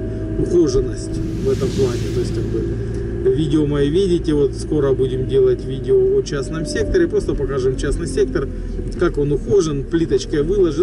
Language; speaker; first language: Russian; native; Russian